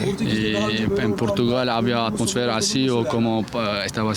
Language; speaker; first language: Spanish; non-native, learner; Turkish